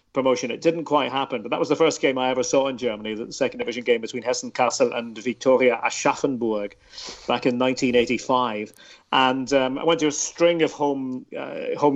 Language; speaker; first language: English; native; English